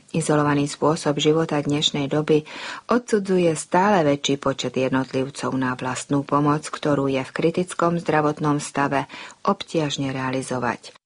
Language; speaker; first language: Slovak; early bilingual, heritage; Slovak